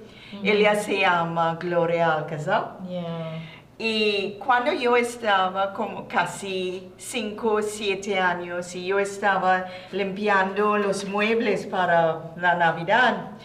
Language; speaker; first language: Spanish; non-native, learner; English